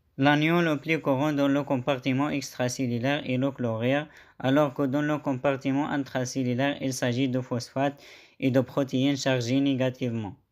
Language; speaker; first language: French; non-native, local second language; Arabic